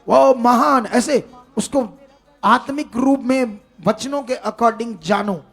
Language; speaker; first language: Hindi; non-native, local second language; Punjabi